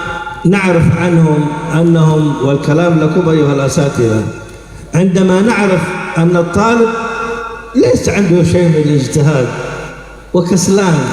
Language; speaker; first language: Arabic; native; Arabic